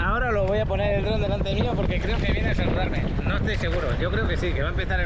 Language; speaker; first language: Spanish; native; Spanish